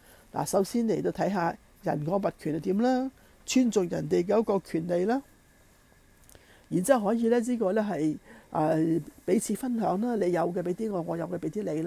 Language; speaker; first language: Chinese; non-native, local second language; Cantonese